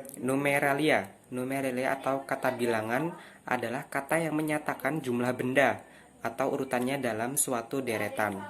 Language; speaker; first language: Indonesian; native; Indonesian